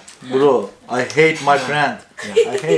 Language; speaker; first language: English; non-native, learner; Turkish